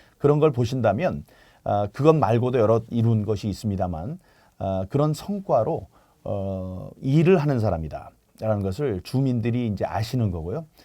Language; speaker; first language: Korean; native; Korean